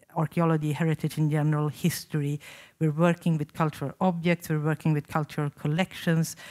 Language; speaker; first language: English; non-native, fluent; Swedish